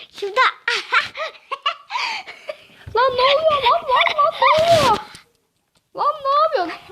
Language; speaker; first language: Turkish; native; Turkish